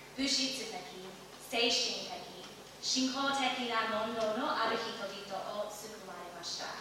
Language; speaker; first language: Japanese; non-native, fluent; English